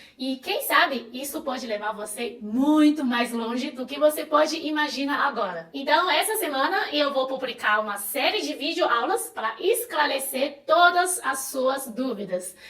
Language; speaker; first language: Portuguese; non-native, fluent; Chinese